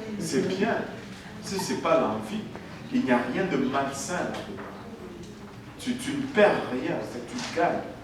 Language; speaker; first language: French; non-native, local second language; Swahili